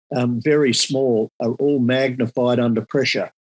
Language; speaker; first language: English; native; English